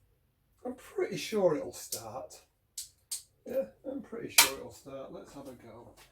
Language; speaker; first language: English; native; English